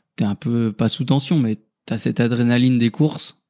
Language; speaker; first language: French; native; French